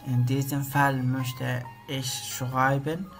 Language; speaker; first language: German; non-native, learner; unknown